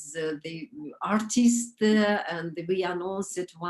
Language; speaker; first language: English; non-native, learner; Romanian